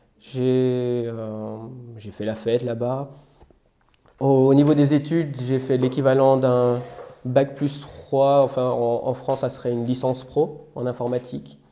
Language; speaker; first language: French; native; French